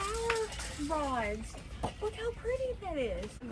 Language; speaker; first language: English; native; English